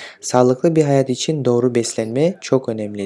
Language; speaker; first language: Turkish; non-native, fluent; Kyrgyz